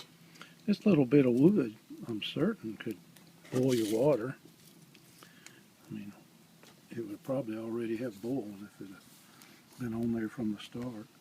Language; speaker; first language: English; native; English